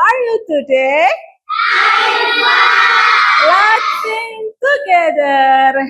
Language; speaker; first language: English; non-native, learner; Indonesian